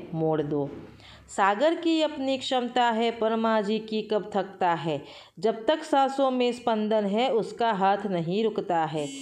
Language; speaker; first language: Hindi; non-native, local second language; Gujarati